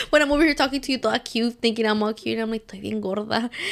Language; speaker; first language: English; early bilingual, other home language; Spanish